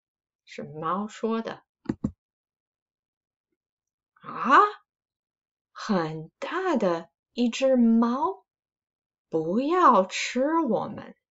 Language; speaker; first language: Chinese; non-native, fluent; English